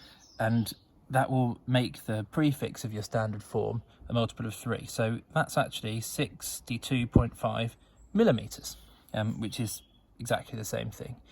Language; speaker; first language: English; native; English